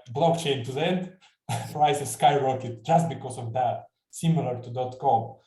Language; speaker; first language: English; non-native, fluent; Estonian